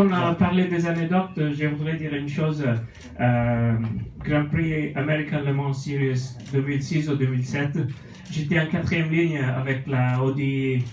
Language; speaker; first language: French; non-native, fluent; Italian